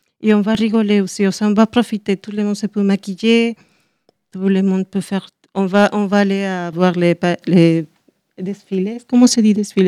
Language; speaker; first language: French; non-native, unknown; Spanish